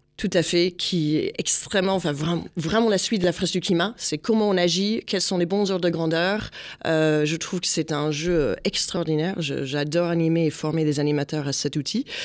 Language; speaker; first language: French; non-native, fluent; English